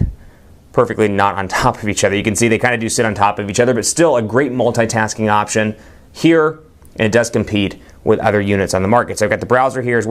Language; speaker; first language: English; native; English